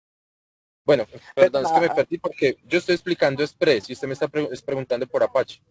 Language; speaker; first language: Spanish; native; Spanish